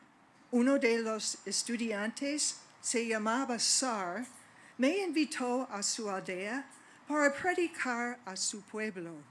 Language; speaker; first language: Spanish; non-native, fluent; English